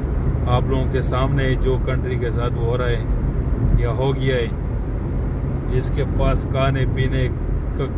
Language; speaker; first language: Hindi; non-native, local second language; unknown